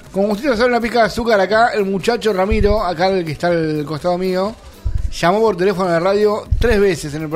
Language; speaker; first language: Spanish; native; Spanish